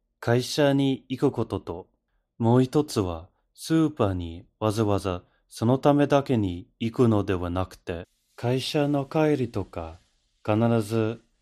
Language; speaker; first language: Japanese; non-native, fluent; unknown